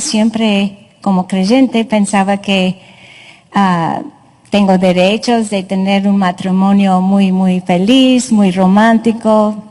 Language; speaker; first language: Spanish; non-native, fluent; English